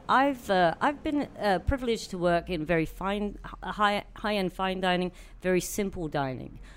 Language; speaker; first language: English; native; English